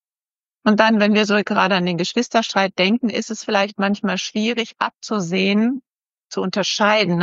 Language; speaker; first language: German; native; German